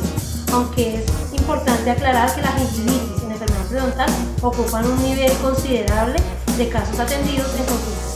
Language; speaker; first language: Spanish; native; Spanish